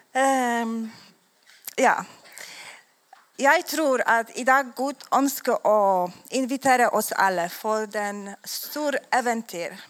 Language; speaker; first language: Swedish; non-native, learner; Polish